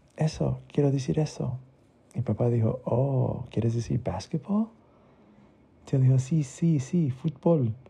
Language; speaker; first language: Spanish; early bilingual, heritage; Spanish